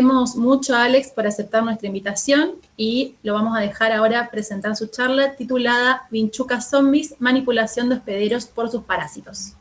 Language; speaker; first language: Spanish; native; Spanish